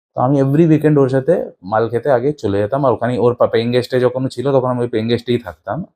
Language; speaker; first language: Bangla; native; Bangla